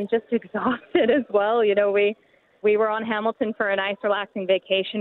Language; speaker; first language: English; native; English